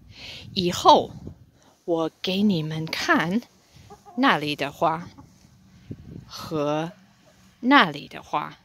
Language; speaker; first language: Chinese; non-native, fluent; English